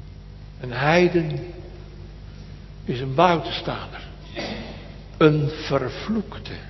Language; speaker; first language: Dutch; native; Dutch